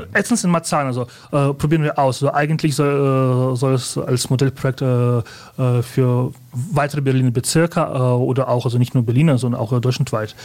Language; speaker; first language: German; early bilingual, other home language; Russian